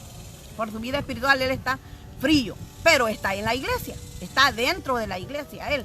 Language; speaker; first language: Spanish; native; Spanish